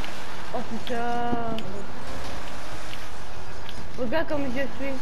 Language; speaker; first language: French; non-native, local second language; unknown